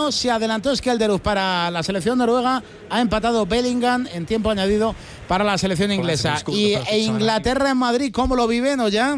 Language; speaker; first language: Spanish; native; Spanish